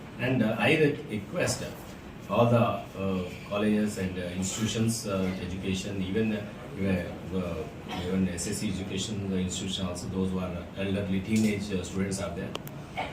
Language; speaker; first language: English; non-native, local second language; Telugu